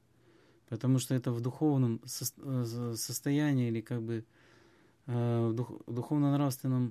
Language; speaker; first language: Russian; native; Russian